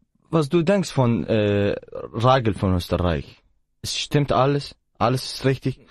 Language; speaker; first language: German; non-native, learner; Arabic